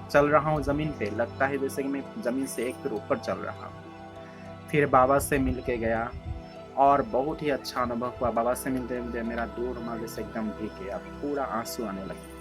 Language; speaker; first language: Hindi; non-native, local second language; Assamese